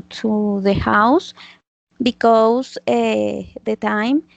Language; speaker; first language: English; non-native, learner; Spanish